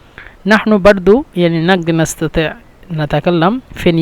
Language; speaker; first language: Arabic; non-native, fluent; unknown